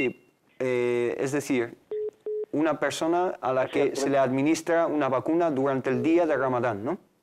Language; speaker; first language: Spanish; native; Spanish